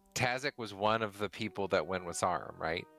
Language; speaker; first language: English; native; English